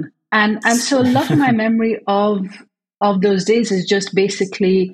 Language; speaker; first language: English; native; English